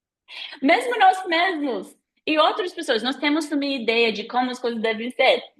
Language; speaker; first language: Portuguese; non-native, fluent; English